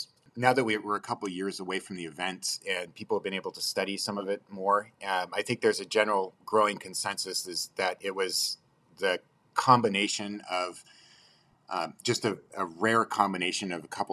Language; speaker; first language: English; native; English